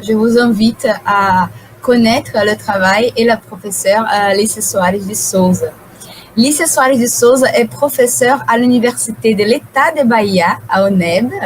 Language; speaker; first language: French; non-native, fluent; Portuguese